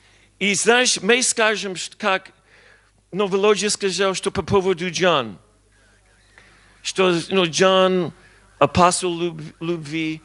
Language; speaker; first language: Russian; non-native, learner; English